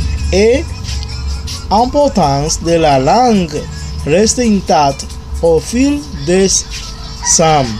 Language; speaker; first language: French; non-native, learner; Spanish